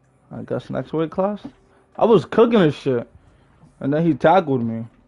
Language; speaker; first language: English; early bilingual, other home language; Spanish